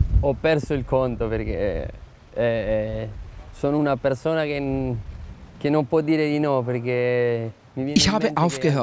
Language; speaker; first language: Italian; non-native, fluent; Spanish